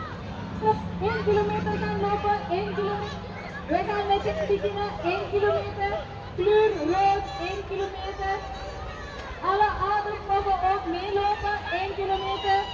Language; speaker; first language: Dutch; non-native, learner; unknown